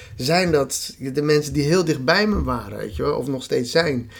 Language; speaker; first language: Dutch; early bilingual, other home language; Somali